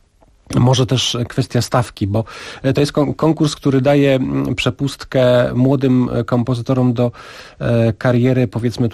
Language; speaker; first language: Polish; native; Polish